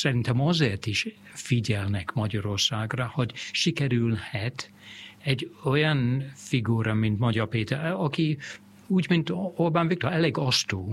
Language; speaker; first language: Hungarian; non-native, fluent; English